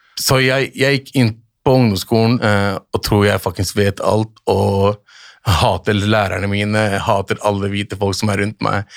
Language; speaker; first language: Norwegian; early bilingual, other home language; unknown